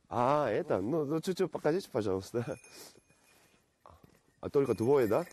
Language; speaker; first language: Russian; non-native, fluent; Korean